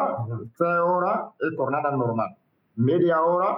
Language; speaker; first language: Spanish; non-native, learner; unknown